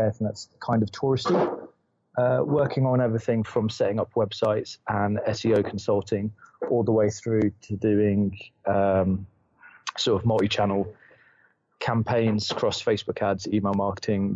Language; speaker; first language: English; native; English